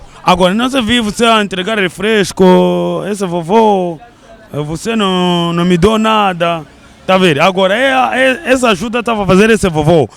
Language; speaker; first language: Portuguese; non-native, learner; Kinyarwanda